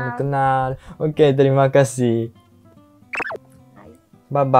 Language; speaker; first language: Indonesian; non-native, fluent; Japanese